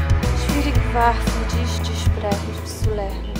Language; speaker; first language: German; non-native, fluent; Portuguese